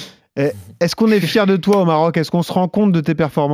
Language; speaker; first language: French; native; French